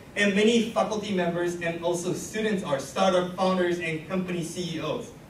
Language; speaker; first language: English; non-native, fluent; Japanese